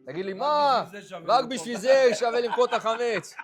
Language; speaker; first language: Hebrew; non-native, fluent; English